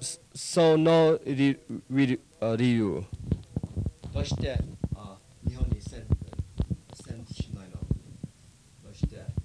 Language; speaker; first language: Japanese; early bilingual, heritage; English